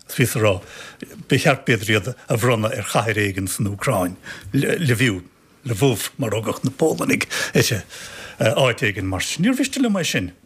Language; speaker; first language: Irish; native; Irish